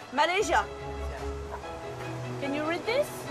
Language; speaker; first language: English; non-native, learner; French